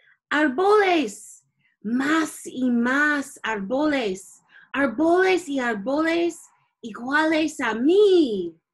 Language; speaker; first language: Spanish; non-native, learner; English